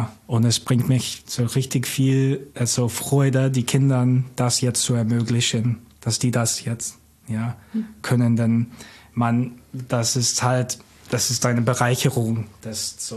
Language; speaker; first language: German; non-native, fluent; English